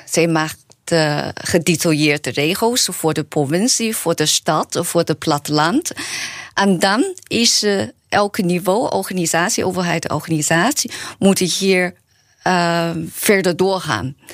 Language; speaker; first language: Dutch; non-native, learner; Chinese